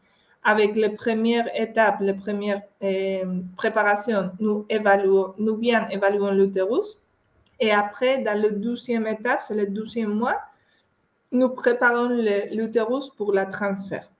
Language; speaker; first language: French; non-native, fluent; Spanish